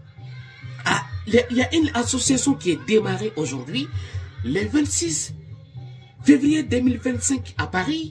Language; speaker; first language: French; non-native, local second language; Bambara